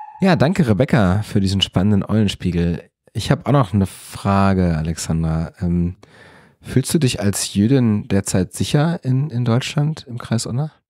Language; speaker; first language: German; native; German